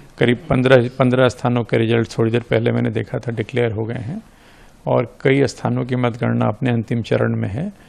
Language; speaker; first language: Hindi; native; Hindi